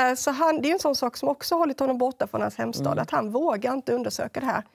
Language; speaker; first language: Swedish; native; Swedish